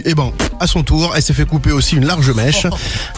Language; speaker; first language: French; native; French